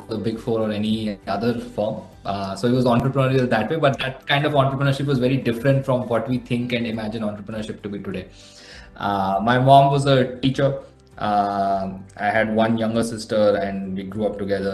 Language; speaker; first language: English; non-native, local second language; Telugu